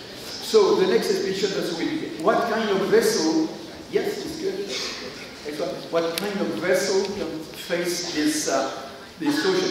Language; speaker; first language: English; non-native, learner; French